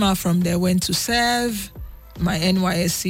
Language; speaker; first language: English; non-native, local second language; Igbo